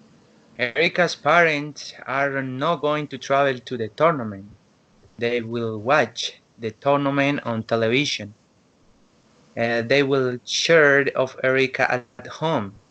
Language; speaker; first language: English; non-native, learner; Spanish